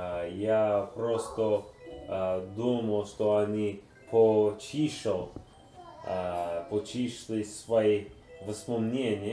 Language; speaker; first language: Russian; non-native, learner; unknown